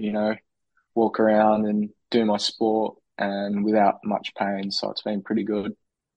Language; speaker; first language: English; native; English